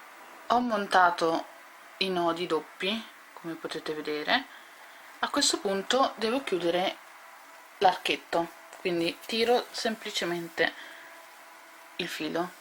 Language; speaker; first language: Italian; native; Italian